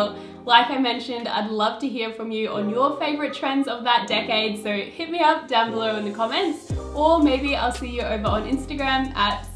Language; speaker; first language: English; native; English